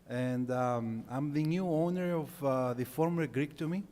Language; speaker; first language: English; non-native, fluent; Greek